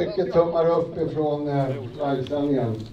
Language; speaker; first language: Swedish; native; Swedish